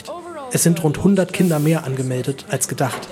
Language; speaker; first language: German; native; German